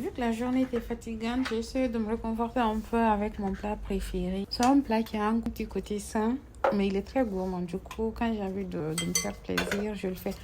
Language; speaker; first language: French; non-native, local second language; Fula